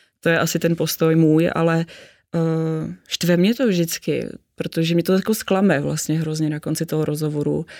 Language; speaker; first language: Czech; native; Czech